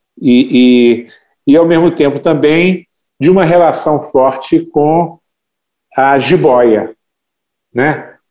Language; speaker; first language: Portuguese; native; Portuguese